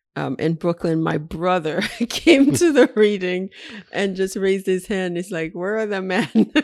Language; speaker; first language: English; early bilingual, other home language; Haitian Creole